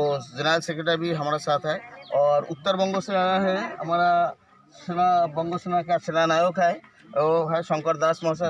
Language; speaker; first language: Hindi; non-native, local second language; Bangla